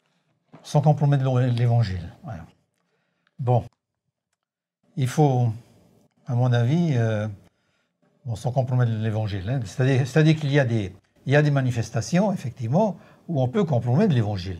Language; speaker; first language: French; native; French